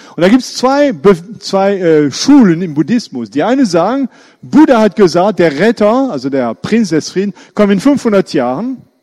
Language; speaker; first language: German; non-native, fluent; French